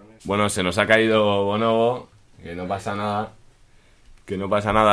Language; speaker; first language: Spanish; native; Spanish